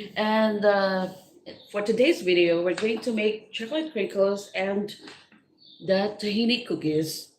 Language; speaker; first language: English; non-native, local second language; Filipino